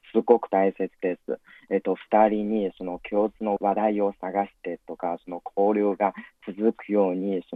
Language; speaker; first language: Japanese; non-native, fluent; Chinese